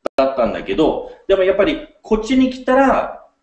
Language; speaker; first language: Japanese; non-native, fluent; English